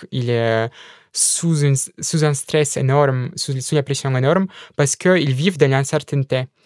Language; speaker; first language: French; non-native, fluent; Russian